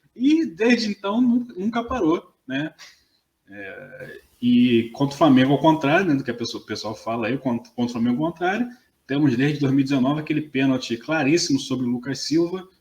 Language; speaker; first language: Portuguese; native; Portuguese